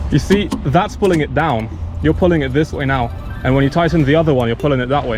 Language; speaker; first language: English; non-native, fluent; Polish